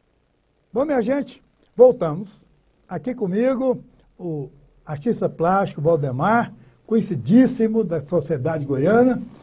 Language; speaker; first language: Portuguese; native; Portuguese